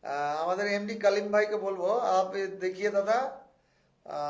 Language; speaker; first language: Hindi; non-native, local second language; Bangla